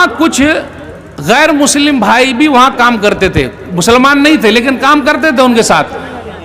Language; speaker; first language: Hindi; native; Hindi